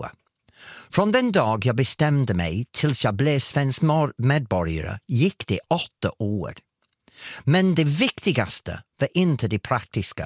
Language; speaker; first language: Swedish; non-native, fluent; English